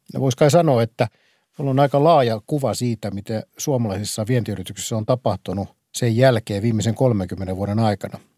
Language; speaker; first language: Finnish; native; Finnish